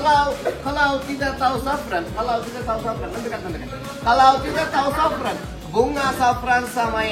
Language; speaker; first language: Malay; non-native, fluent; Turkish